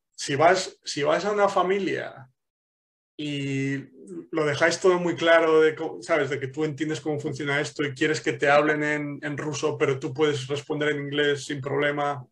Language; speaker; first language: Spanish; native; Spanish